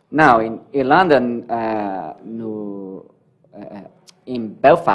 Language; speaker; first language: Portuguese; non-native, learner; English